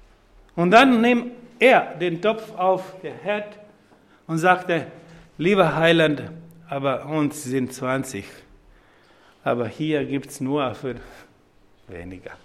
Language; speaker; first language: German; non-native, fluent; Croatian